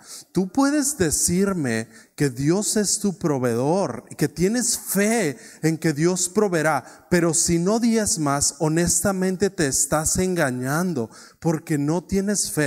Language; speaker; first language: Spanish; native; Spanish